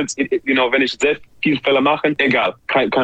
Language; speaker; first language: German; non-native, learner; English